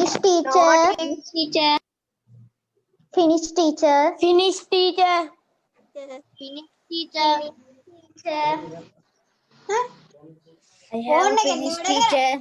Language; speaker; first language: English; non-native, learner; Sinhala